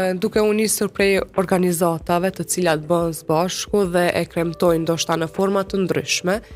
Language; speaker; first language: Albanian; non-native, local second language; Romany